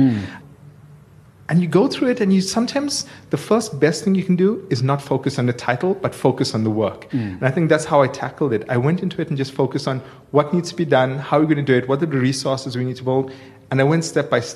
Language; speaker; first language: English; native; English